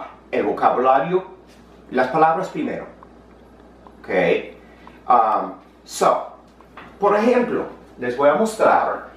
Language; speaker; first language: Spanish; non-native, fluent; English